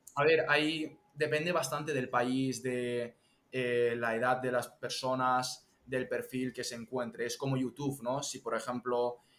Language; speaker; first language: Spanish; early bilingual, other home language; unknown